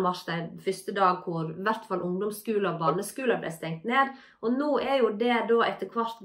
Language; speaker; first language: Norwegian; native; Norwegian